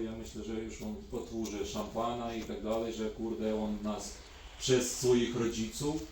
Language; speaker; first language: Polish; non-native, fluent; Ukrainian